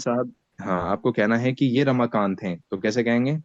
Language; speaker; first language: Hindi; native; Hindi